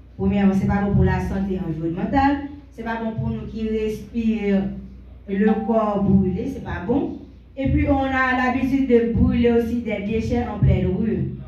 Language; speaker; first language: French; non-native, local second language; Haitian Creole